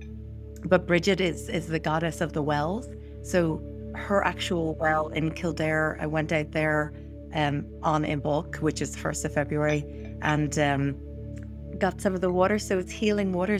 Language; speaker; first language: English; native; English